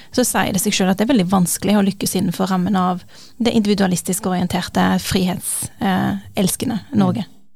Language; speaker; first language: Norwegian; early bilingual, other home language; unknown